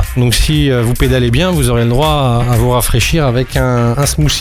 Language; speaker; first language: French; native; French